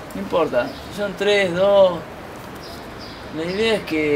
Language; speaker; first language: Spanish; native; Spanish